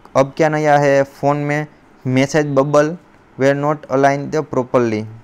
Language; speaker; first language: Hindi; non-native, local second language; Gujarati